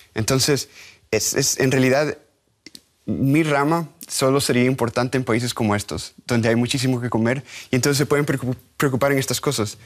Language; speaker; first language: Spanish; native; Spanish